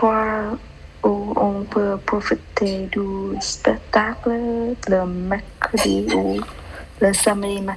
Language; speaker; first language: French; non-native, learner; Vietnamese